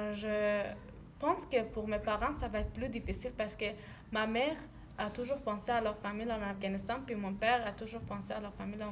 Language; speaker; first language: French; non-native, learner; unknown